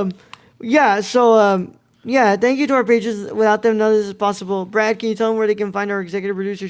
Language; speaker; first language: English; native; English